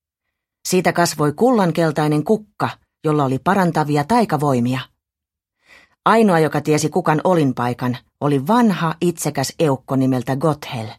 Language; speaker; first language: Finnish; native; Finnish